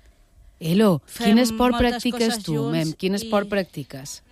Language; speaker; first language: Catalan; native; Catalan